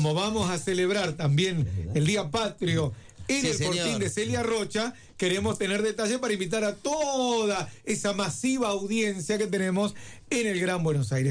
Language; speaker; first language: Spanish; native; Spanish